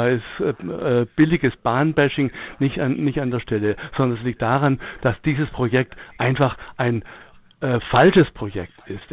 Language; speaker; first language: German; native; German